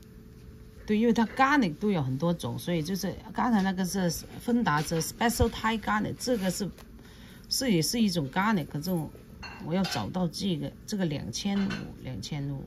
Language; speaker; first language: Chinese; non-native, local second language; Cantonese